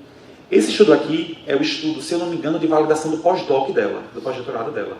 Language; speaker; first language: Portuguese; native; Portuguese